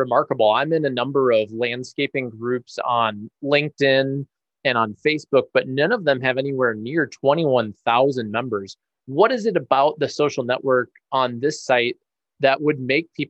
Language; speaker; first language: English; native; English